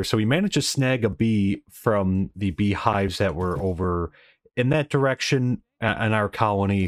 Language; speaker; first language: English; native; English